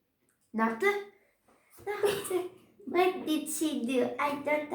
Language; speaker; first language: English; non-native, learner; Turkish